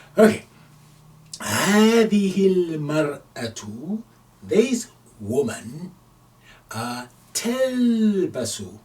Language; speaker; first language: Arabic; non-native, fluent; English